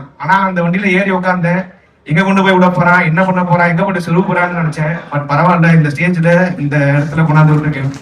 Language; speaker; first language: Tamil; native; Tamil